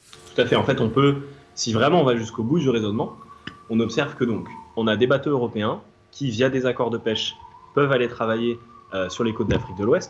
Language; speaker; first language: French; native; French